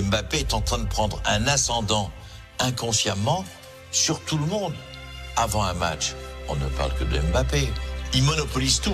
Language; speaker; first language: French; native; French